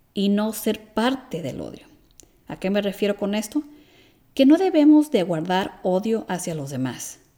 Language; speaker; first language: Spanish; early bilingual, heritage; Spanish